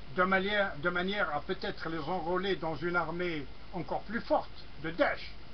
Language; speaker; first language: French; non-native, local second language; Arabic